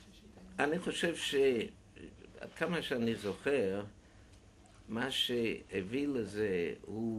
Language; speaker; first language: Hebrew; non-native, fluent; German